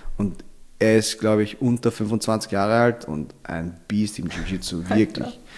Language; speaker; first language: German; early bilingual, other home language; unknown